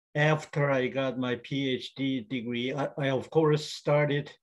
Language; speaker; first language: English; non-native, fluent; Korean